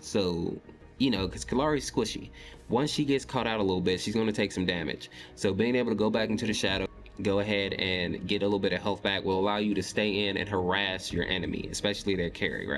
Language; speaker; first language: English; native; English